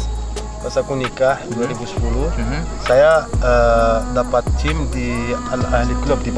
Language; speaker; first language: Indonesian; non-native, fluent; Arabic